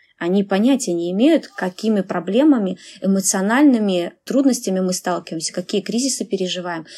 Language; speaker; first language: Russian; native; Russian